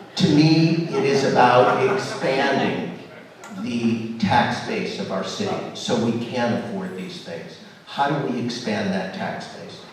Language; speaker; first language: English; native; English